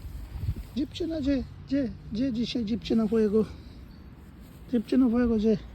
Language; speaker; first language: Polish; non-native, learner; Bangla